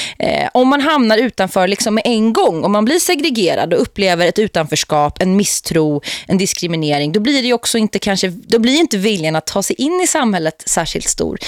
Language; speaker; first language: Swedish; native; Swedish